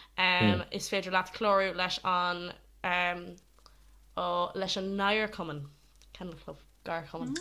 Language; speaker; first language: Irish; non-native, local second language; English